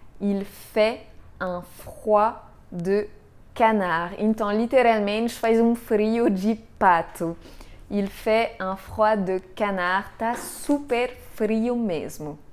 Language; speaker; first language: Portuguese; non-native, fluent; French